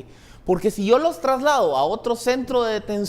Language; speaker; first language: Spanish; native; Spanish